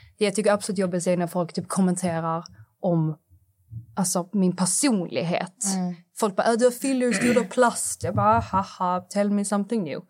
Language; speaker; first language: Swedish; native; Swedish